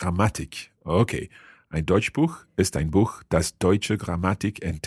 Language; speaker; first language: German; non-native, fluent; English